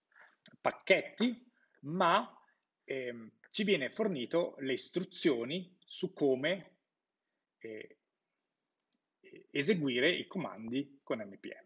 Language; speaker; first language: Italian; native; Italian